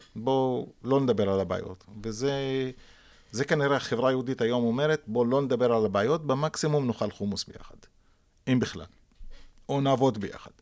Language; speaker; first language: Hebrew; non-native, local second language; Arabic